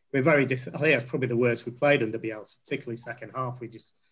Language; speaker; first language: English; native; English